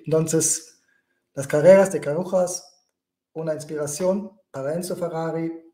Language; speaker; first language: Spanish; non-native, fluent; German